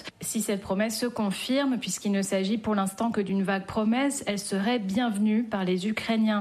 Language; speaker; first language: French; native; French